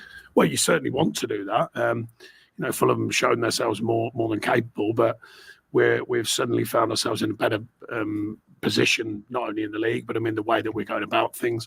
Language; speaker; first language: English; native; English